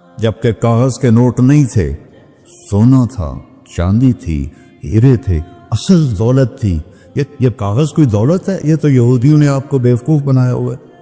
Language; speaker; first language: Urdu; non-native, local second language; Punjabi